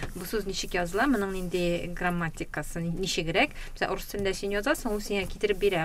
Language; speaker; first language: Tatar; native; Tatar